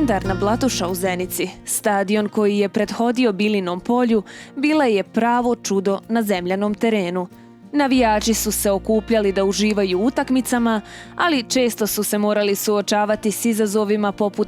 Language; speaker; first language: Bosnian; native; Bosnian